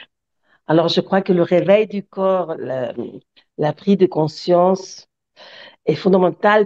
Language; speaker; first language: French; non-native, fluent; Spanish